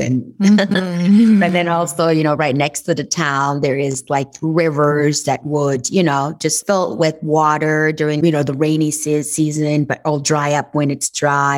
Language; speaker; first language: English; non-native, fluent; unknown